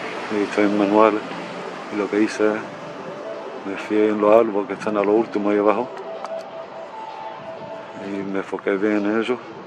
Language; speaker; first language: Spanish; early bilingual, heritage; Spanish